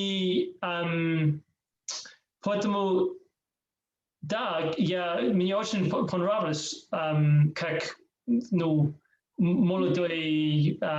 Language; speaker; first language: Russian; non-native, learner; English